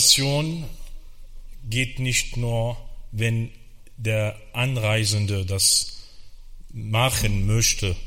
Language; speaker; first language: German; non-native, fluent; Arabic